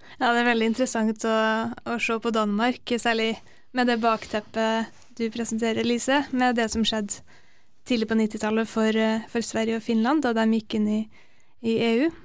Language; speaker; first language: Norwegian; native; Norwegian